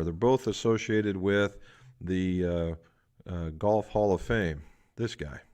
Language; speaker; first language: English; native; English